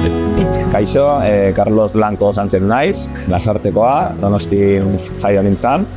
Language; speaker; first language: Basque; non-native, local second language; Spanish